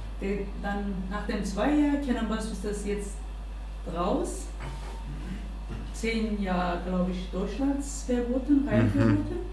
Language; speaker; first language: German; non-native, learner; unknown